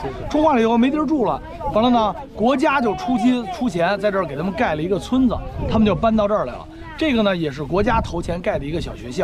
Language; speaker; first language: Chinese; native; Chinese